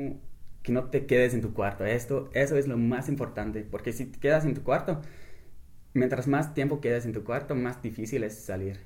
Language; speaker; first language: Spanish; non-native, fluent; English